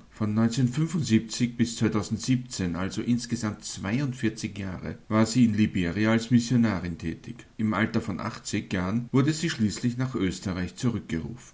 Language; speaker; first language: German; native; German